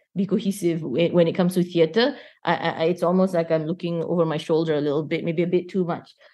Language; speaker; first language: English; non-native, local second language; Malay